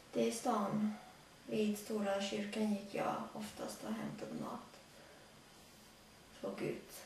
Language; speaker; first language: Swedish; early bilingual, other home language; Latvian